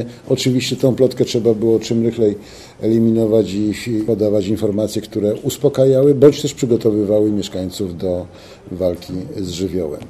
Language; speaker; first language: Polish; native; Polish